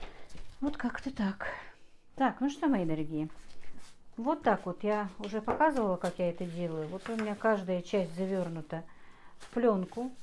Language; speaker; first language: Russian; non-native, local second language; Chechen